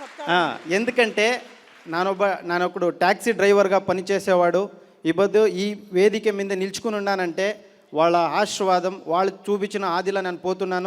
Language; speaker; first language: Telugu; non-native, learner; Kannada